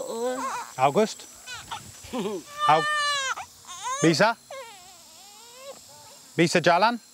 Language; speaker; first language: Indonesian; non-native, learner; English